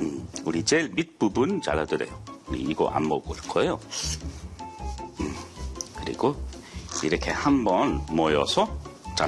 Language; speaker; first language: Korean; non-native, learner; English